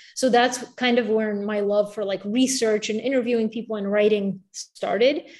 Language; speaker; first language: English; early bilingual, other home language; Bulgarian